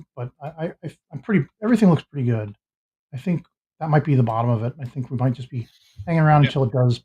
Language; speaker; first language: English; native; English